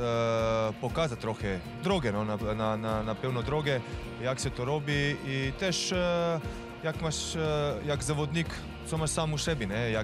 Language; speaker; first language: Polish; non-native, learner; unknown